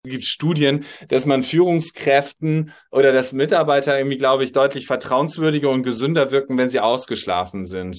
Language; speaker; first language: German; native; German